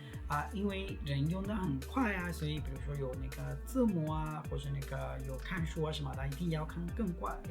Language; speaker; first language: Chinese; non-native, fluent; Spanish